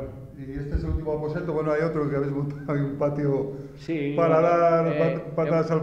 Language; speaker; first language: Spanish; native; Spanish